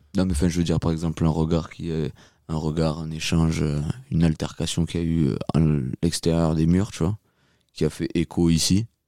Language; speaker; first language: French; native; French